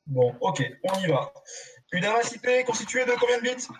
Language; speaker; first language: French; native; French